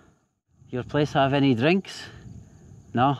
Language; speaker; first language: English; native; English